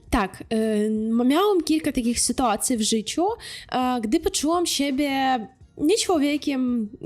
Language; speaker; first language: Polish; non-native, fluent; Russian